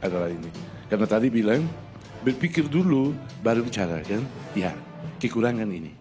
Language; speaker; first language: Indonesian; non-native, fluent; Tetum